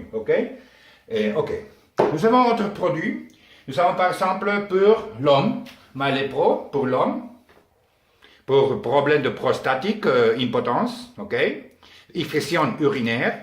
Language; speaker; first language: French; non-native, learner; Spanish